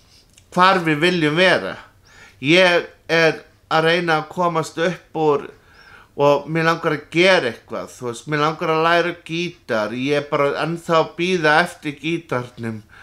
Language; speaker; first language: Icelandic; non-native, fluent; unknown